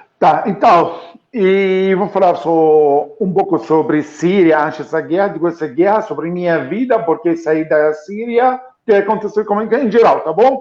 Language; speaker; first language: Portuguese; non-native, fluent; Arabic